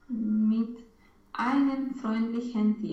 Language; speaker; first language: German; non-native, learner; Romanian